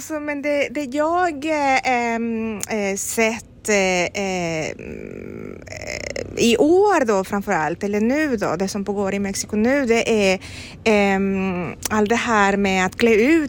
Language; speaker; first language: Swedish; non-native, fluent; Spanish